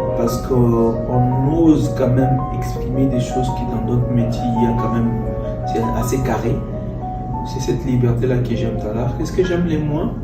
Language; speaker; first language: French; non-native, local second language; Lingala